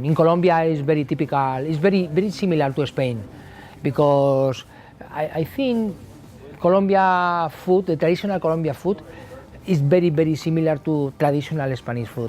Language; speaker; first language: English; non-native, learner; Spanish